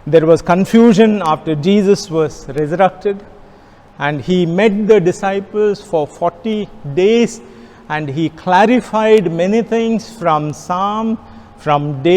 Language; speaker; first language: English; non-native, local second language; Kannada